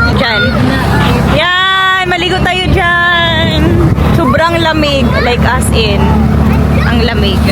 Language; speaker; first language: Filipino; non-native, local second language; Cebuano